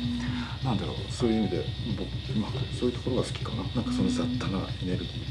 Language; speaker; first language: Japanese; native; Japanese